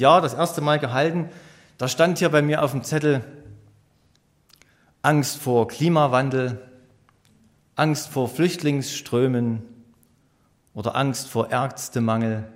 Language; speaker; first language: German; native; German